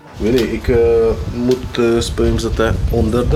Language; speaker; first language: Dutch; non-native, learner; Hungarian